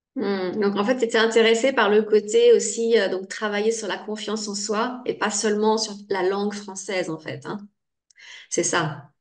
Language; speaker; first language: French; native; French